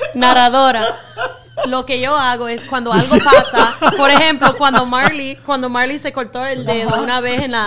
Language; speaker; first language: Spanish; non-native, fluent; English